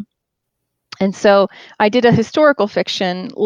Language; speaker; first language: English; native; English